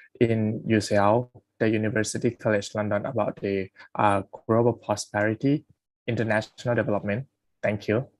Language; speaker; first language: English; non-native, fluent; Thai